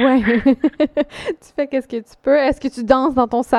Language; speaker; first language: French; native; French